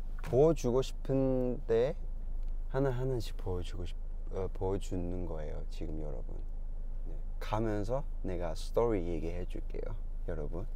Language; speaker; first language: Korean; non-native, fluent; Cantonese